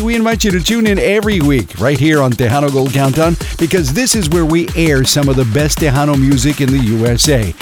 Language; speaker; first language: English; early bilingual, other home language; Spanish